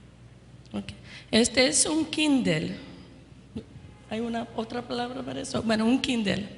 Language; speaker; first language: Spanish; non-native, fluent; English